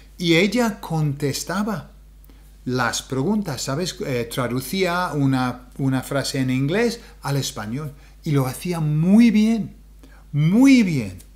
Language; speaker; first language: Spanish; non-native, fluent; English